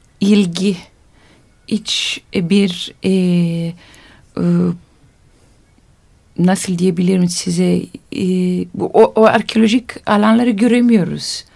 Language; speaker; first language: Turkish; non-native, learner; Italian